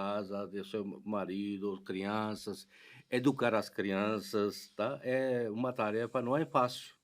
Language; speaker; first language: Portuguese; non-native, fluent; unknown